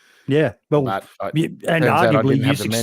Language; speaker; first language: English; native; English